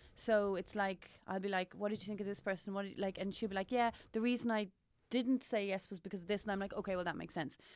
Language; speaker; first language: English; native; English